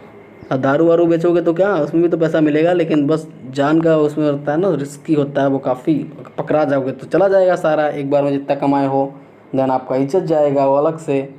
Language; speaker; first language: Hindi; native; Hindi